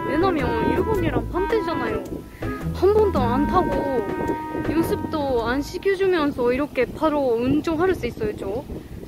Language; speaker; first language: Korean; non-native, fluent; Japanese